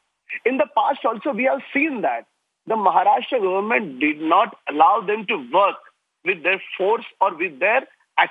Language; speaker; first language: English; non-native, local second language; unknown